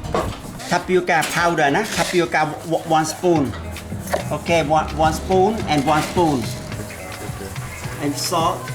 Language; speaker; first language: English; non-native, learner; Khmer